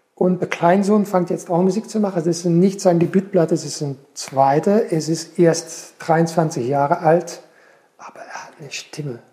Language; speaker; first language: German; non-native, fluent; Dutch